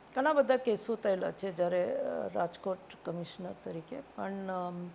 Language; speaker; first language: Gujarati; non-native, local second language; Tamil